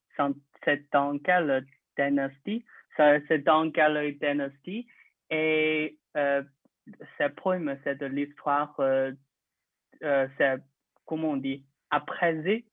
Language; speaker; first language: French; non-native, learner; Chinese